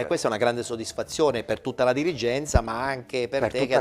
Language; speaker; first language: Italian; native; Italian